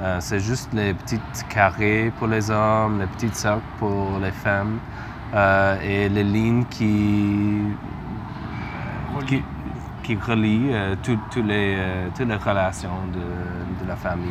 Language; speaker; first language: French; non-native, learner; English